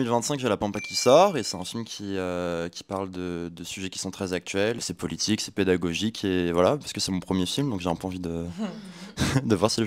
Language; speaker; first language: French; native; French